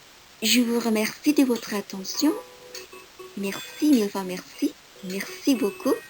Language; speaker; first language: French; non-native, fluent; Indonesian